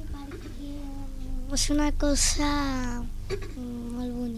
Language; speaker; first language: Catalan; non-native, local second language; Spanish